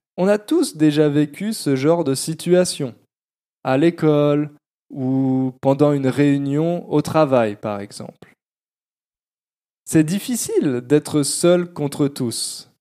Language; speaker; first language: French; native; French